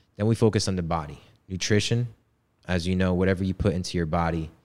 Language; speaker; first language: English; early bilingual, other home language; Polish